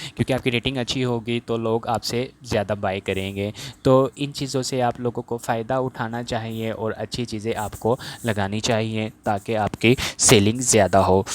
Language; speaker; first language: Urdu; non-native, local second language; Punjabi